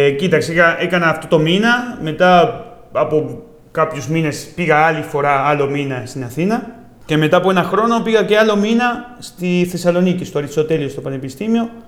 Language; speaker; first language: Greek; non-native, fluent; Spanish